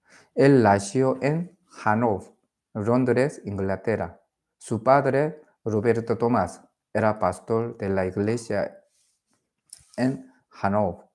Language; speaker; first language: Spanish; non-native, learner; Korean